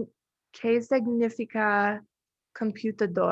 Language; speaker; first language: Spanish; non-native, learner; English